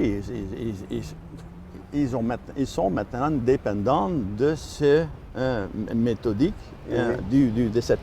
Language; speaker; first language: French; non-native, fluent; Dutch